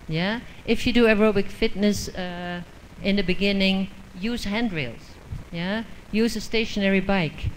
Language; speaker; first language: English; non-native, fluent; Dutch